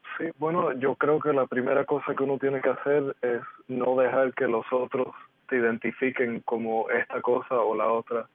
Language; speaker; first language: Spanish; early bilingual, heritage; Spanish